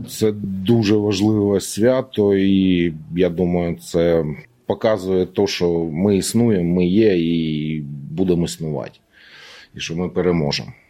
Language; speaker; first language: Ukrainian; native; Ukrainian